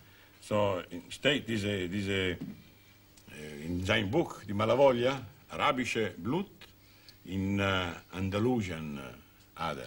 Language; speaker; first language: German; non-native, learner; Italian